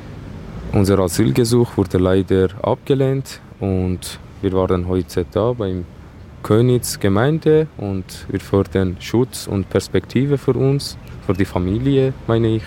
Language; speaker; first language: German; non-native, fluent; Persian